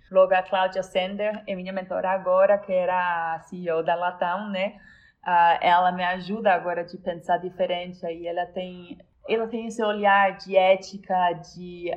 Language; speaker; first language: Portuguese; non-native, fluent; Polish